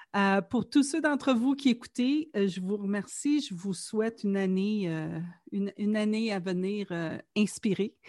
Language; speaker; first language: French; native; French